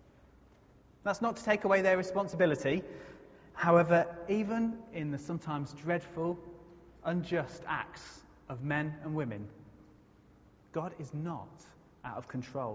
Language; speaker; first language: English; native; English